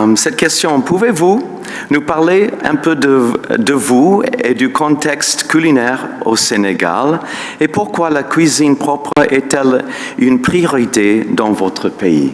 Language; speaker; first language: French; non-native, fluent; English